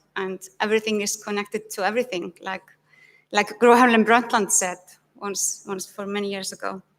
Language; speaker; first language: English; non-native, fluent; Icelandic